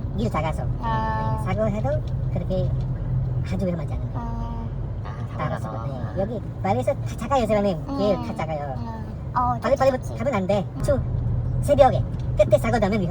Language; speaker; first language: Korean; non-native, learner; Indonesian